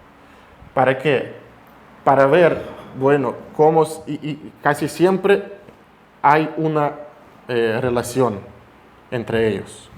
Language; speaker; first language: Spanish; non-native, fluent; Russian